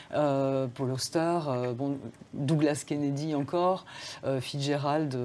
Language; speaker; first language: French; native; French